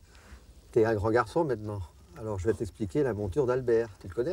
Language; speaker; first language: French; native; French